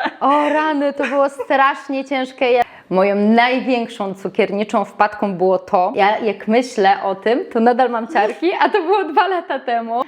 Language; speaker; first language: Polish; native; Polish